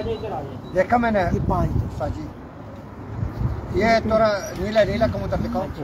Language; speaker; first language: Hindi; non-native, local second language; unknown